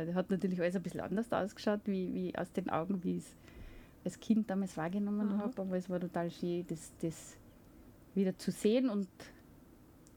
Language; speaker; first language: German; native; German